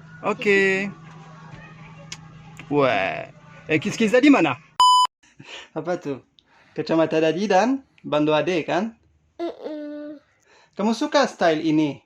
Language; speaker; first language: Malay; non-native, fluent; French